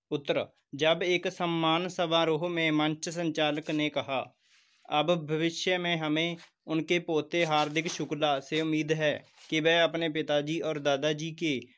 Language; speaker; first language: Hindi; non-native, local second language; Punjabi